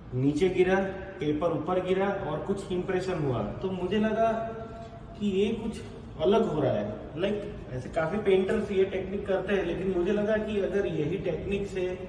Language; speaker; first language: Hindi; non-native, local second language; Gujarati